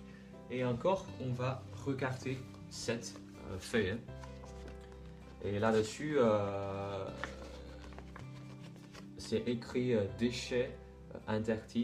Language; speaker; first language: French; non-native, learner; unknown